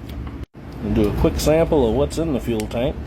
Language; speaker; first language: English; native; English